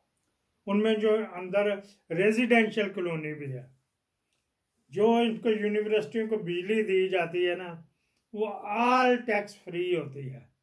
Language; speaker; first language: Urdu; non-native, local second language; Punjabi